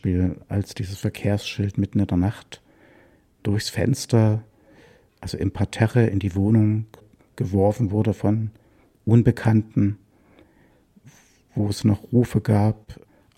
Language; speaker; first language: German; native; German